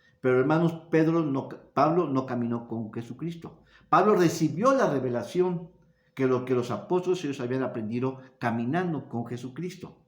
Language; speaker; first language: Spanish; native; Spanish